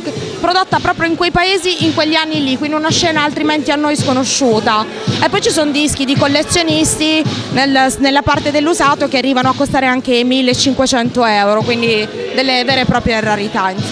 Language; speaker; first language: Italian; native; Italian